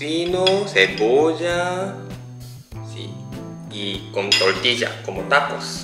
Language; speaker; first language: Spanish; non-native, learner; Japanese